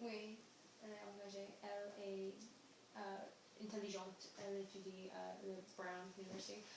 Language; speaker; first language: French; non-native, learner; English